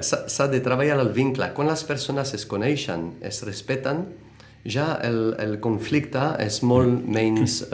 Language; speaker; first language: Catalan; non-native, fluent; French